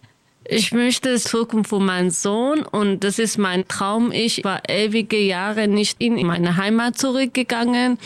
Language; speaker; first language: German; non-native, learner; Kurdish